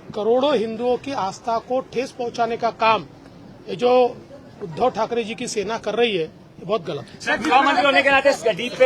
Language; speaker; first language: Hindi; non-native, local second language; Marathi